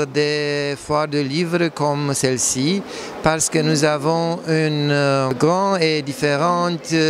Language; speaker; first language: French; non-native, fluent; Romanian